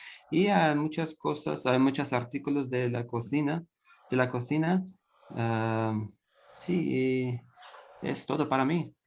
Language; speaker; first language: Spanish; non-native, learner; English